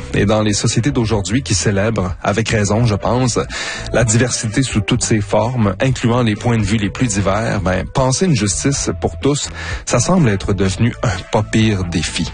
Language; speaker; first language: French; native; French